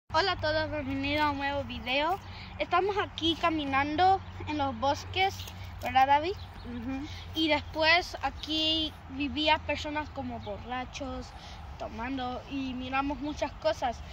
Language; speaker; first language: Spanish; early bilingual, heritage; Spanish